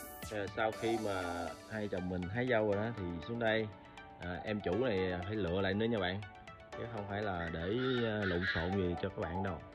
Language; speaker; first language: Vietnamese; native; Vietnamese